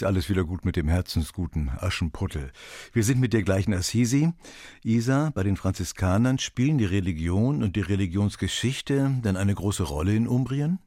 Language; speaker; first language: German; native; German